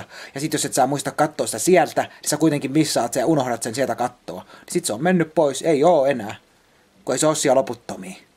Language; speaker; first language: Finnish; native; Finnish